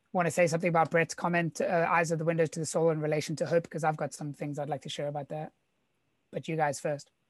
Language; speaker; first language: English; native; English